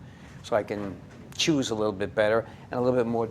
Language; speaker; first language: English; native; English